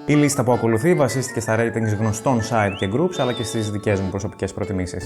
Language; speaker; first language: Greek; native; Greek